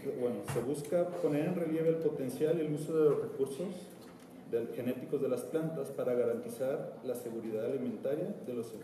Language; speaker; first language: Spanish; native; Spanish